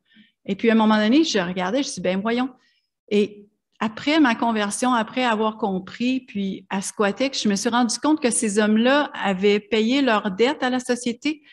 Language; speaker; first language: French; native; French